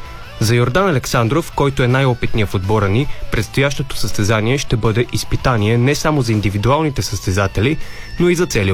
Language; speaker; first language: Bulgarian; native; Bulgarian